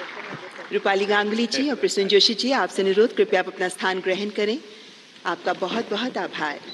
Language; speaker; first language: Hindi; native; Hindi